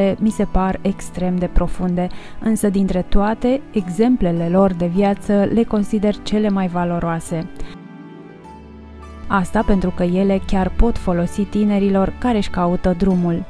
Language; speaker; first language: Romanian; native; Romanian